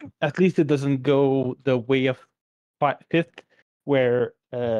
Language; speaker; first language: English; non-native, fluent; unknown